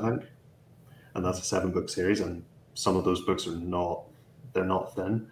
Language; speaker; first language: English; native; English